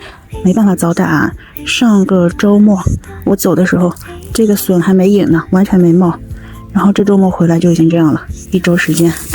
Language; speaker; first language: Chinese; native; Chinese